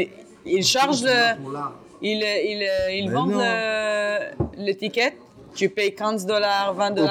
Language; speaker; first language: French; non-native, learner; Hebrew